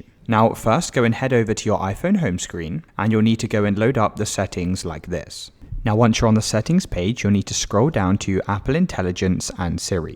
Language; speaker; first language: English; native; English